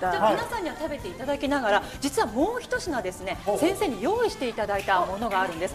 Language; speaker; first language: Japanese; native; Japanese